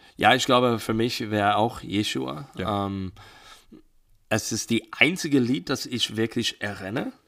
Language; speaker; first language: German; non-native, learner; English